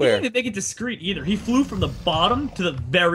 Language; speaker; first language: English; native; English